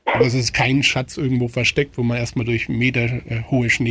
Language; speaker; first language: German; native; German